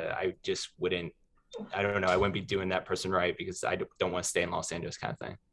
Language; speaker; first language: English; native; English